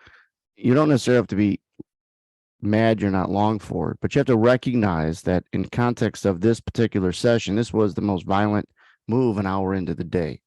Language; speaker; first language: English; native; English